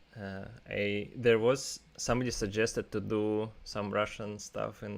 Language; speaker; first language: English; non-native, fluent; Russian